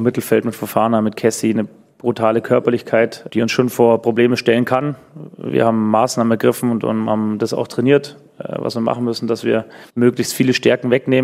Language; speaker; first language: German; native; German